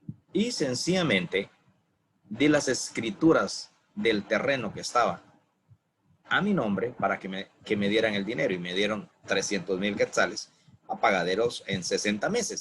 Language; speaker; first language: Spanish; native; Spanish